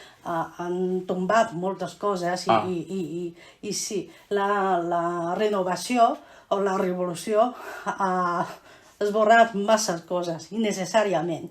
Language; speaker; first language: Catalan; non-native, fluent; Chinese